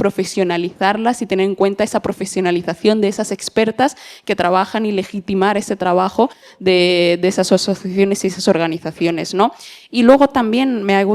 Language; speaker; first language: Spanish; native; Spanish